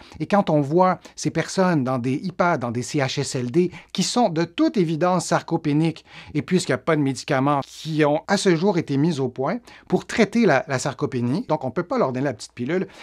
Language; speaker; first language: French; native; French